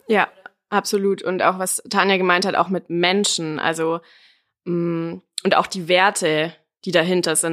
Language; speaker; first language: German; native; German